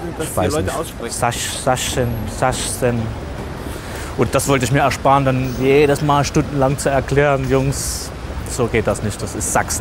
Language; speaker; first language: German; native; German